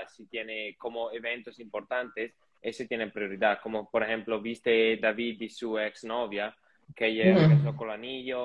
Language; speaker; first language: Spanish; non-native, fluent; Italian